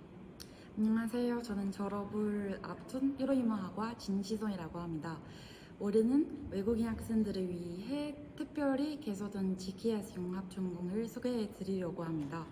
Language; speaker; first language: Korean; non-native, fluent; Chinese